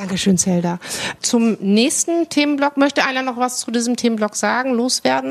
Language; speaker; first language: German; native; German